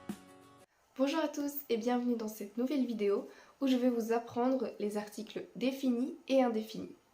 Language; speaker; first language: French; non-native, fluent; Spanish